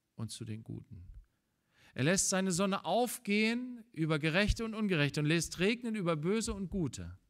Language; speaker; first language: German; native; German